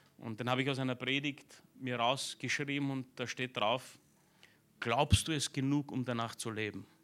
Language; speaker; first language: German; early bilingual, other home language; Romanian